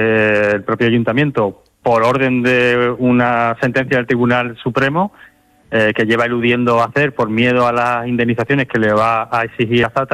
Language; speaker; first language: Spanish; native; Spanish